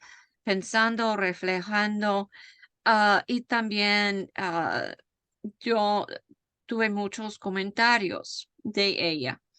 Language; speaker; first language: Spanish; non-native, fluent; English